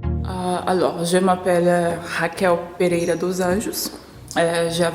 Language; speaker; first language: French; non-native, learner; Portuguese